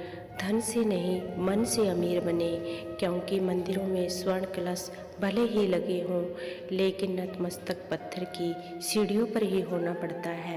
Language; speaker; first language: Hindi; native; Hindi